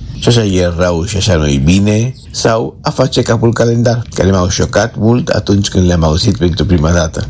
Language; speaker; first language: Romanian; non-native, fluent; Spanish